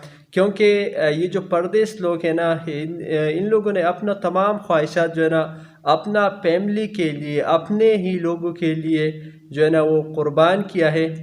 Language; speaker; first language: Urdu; non-native, local second language; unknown